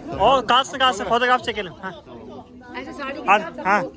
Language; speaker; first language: Turkish; non-native, fluent; Hindi